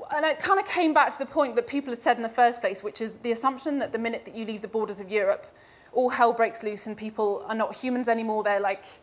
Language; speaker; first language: English; native; English